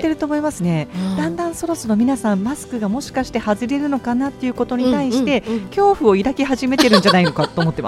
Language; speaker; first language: Japanese; native; Japanese